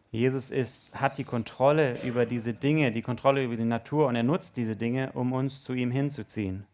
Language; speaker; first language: German; native; German